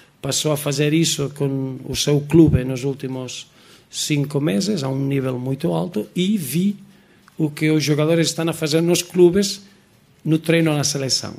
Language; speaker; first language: Portuguese; non-native, fluent; Spanish